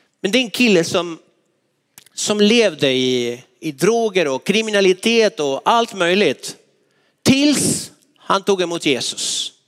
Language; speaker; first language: Swedish; non-native, fluent; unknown